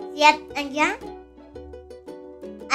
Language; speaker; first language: Spanish; native; Spanish